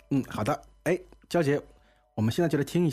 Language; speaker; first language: Chinese; native; Chinese